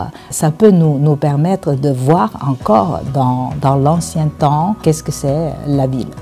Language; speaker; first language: French; non-native, fluent; Chinese